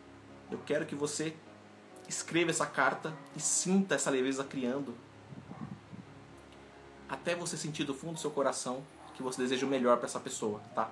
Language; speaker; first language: Portuguese; native; Portuguese